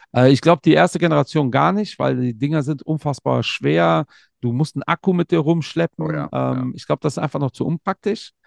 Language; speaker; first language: German; native; German